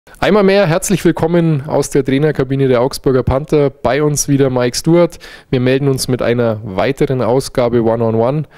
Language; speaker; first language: German; native; German